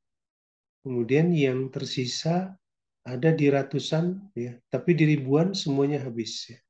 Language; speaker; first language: Indonesian; native; Indonesian